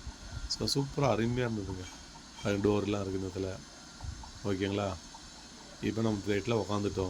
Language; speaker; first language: Tamil; native; Tamil